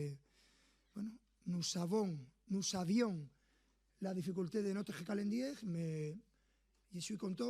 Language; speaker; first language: French; non-native, fluent; Spanish